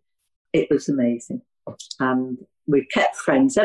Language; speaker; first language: English; native; English